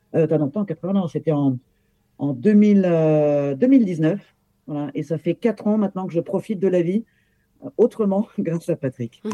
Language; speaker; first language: French; native; French